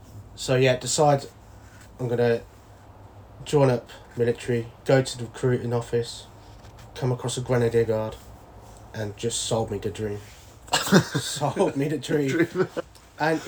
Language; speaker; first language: English; native; English